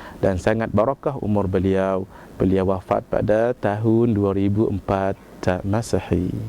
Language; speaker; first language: Malay; native; Malay